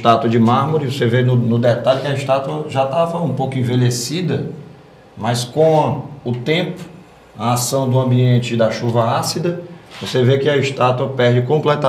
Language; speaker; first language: Portuguese; native; Portuguese